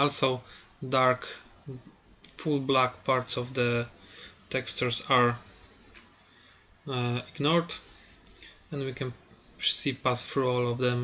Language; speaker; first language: English; non-native, fluent; Polish